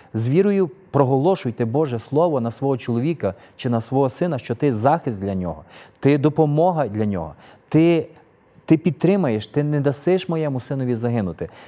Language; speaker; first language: Ukrainian; native; Ukrainian